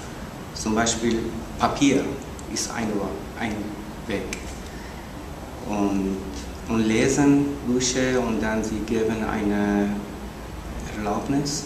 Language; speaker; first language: German; non-native, learner; Persian